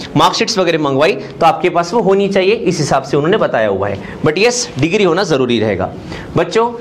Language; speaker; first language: Hindi; non-native, local second language; Marathi